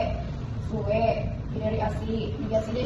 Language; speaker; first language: Japanese; non-native, learner; Indonesian